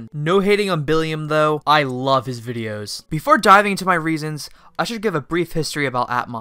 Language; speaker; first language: English; native; English